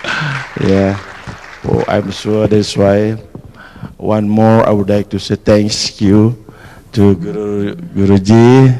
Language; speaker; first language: English; non-native, fluent; Indonesian